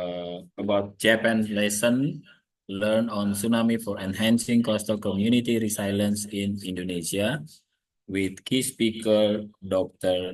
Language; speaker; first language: English; non-native, learner; Indonesian